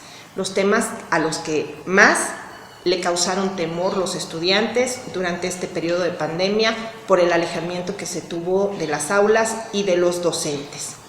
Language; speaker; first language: Spanish; native; Spanish